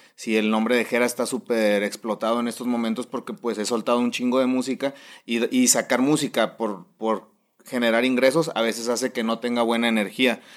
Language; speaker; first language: Spanish; native; Spanish